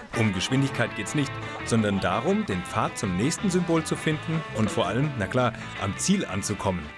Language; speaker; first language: German; native; German